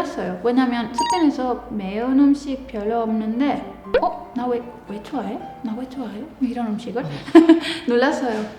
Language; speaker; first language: Korean; non-native, learner; Spanish